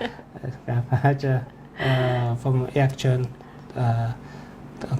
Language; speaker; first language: Thai; non-native, learner; Mongolian